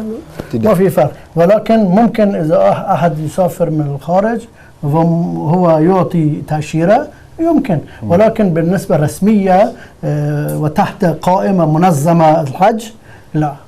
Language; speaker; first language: Arabic; non-native, fluent; Persian